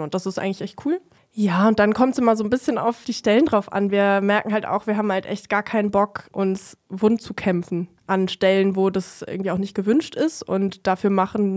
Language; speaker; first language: German; native; German